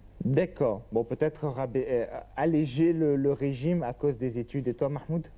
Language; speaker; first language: French; native; French